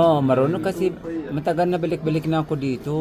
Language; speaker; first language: Filipino; non-native, learner; Arabic